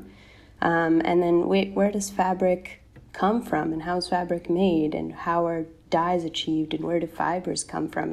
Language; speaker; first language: English; native; English